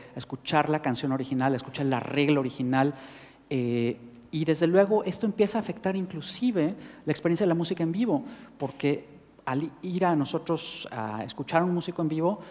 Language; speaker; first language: Spanish; native; Spanish